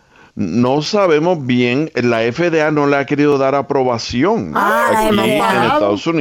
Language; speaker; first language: Spanish; early bilingual, heritage; Spanish